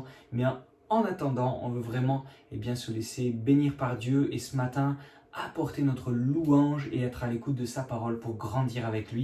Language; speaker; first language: French; native; French